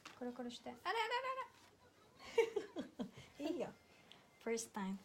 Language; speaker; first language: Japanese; non-native, learner; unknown